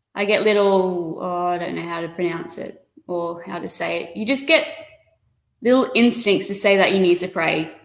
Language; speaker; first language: English; native; English